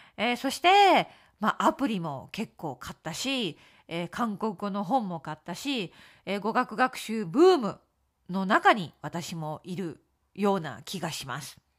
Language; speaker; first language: Japanese; native; Japanese